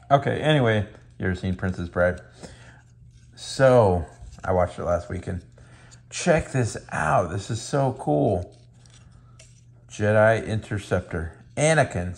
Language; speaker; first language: English; native; English